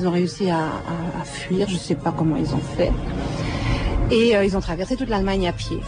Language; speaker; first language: French; native; French